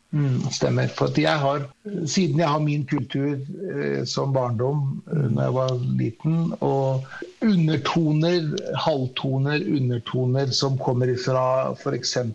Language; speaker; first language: Norwegian; early bilingual, other home language; Persian